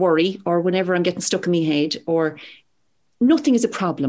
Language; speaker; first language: English; native; English